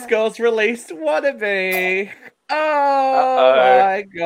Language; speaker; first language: English; native; English